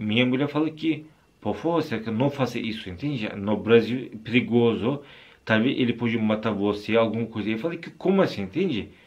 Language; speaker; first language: Portuguese; non-native, learner; Turkish